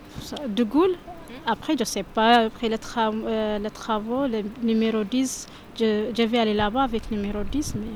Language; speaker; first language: French; non-native, learner; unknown